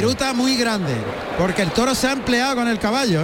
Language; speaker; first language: Spanish; native; Spanish